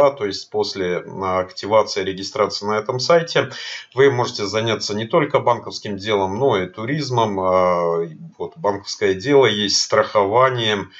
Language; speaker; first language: Russian; native; Russian